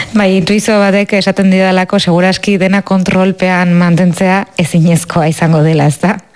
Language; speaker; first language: Basque; native; Basque